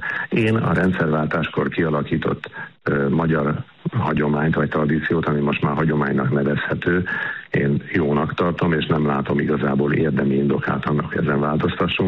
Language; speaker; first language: Hungarian; native; Hungarian